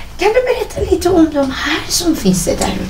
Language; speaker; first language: Swedish; non-native, fluent; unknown